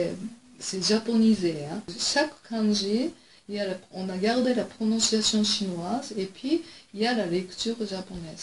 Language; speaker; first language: French; non-native, fluent; Japanese